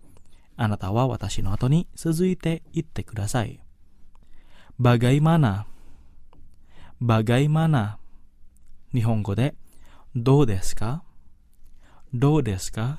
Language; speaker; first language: Japanese; non-native, fluent; Indonesian